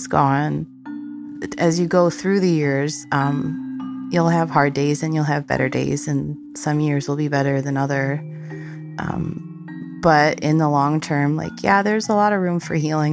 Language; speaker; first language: English; native; English